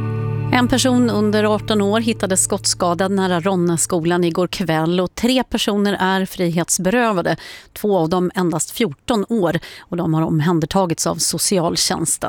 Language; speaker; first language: Swedish; native; Swedish